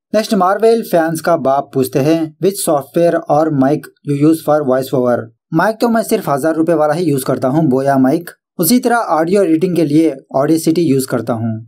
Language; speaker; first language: Hindi; non-native, local second language; Urdu